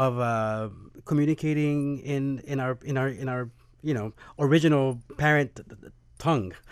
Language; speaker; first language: English; early bilingual, other home language; Spanish